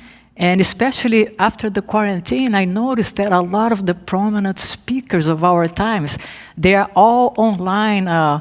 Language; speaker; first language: English; non-native, fluent; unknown